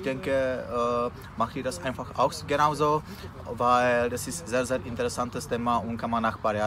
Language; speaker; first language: German; non-native, learner; Czech